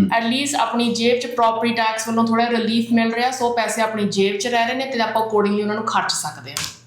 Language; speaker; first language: Punjabi; early bilingual, heritage; Punjabi